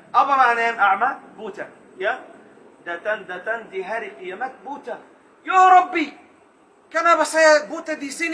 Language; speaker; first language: Indonesian; non-native, learner; Arabic